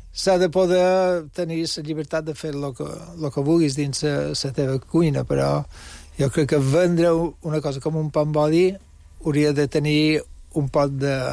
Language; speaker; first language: Catalan; non-native, local second language; English